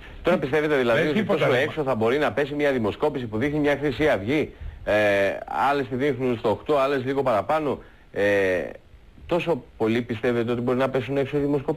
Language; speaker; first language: Greek; native; Greek